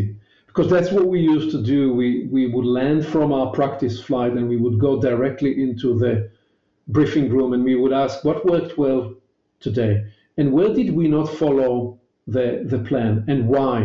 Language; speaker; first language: English; non-native, fluent; Hebrew